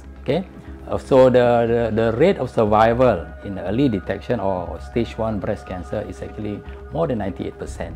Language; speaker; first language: English; non-native, local second language; Malay